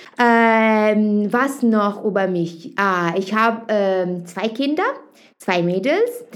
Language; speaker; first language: German; non-native, fluent; Italian